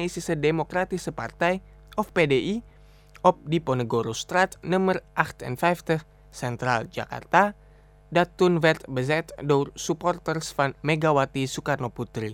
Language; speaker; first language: Dutch; non-native, fluent; Indonesian